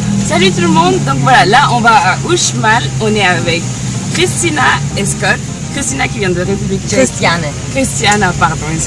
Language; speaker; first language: French; native; French